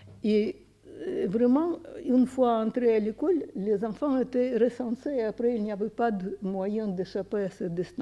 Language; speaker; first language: French; non-native, fluent; Russian